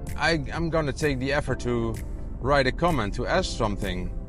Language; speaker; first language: English; non-native, fluent; Dutch